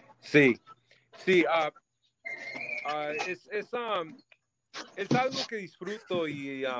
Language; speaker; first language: Spanish; early bilingual, heritage; Spanish